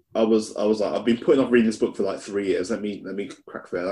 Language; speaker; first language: English; native; English